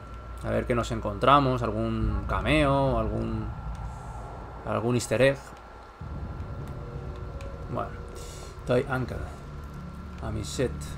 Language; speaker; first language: Spanish; native; Spanish